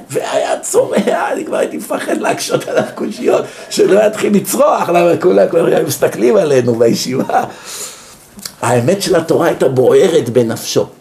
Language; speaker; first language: Hebrew; native; Hebrew